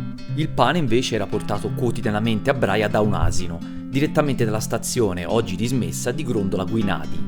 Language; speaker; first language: Italian; native; Italian